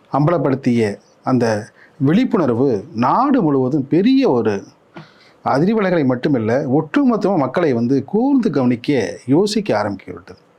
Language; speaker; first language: Tamil; native; Tamil